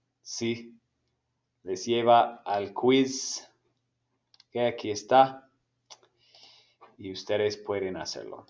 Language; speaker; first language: Spanish; non-native, fluent; English